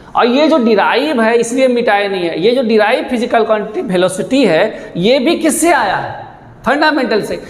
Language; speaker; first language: Hindi; native; Hindi